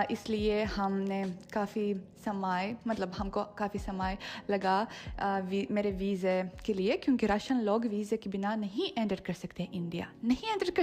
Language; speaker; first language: Hindi; non-native, fluent; Russian